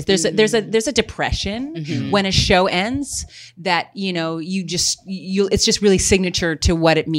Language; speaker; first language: English; native; English